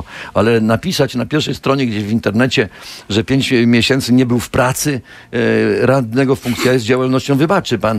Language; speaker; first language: Polish; native; Polish